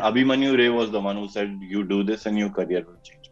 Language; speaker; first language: Hindi; native; Hindi